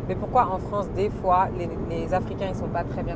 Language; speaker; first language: French; native; French